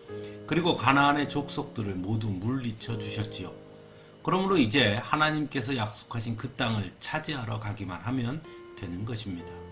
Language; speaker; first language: Korean; native; Korean